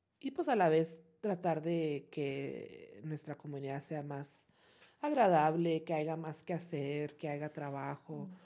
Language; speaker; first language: Spanish; early bilingual, heritage; Spanish